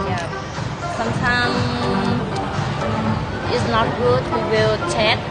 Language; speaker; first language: English; non-native, learner; Vietnamese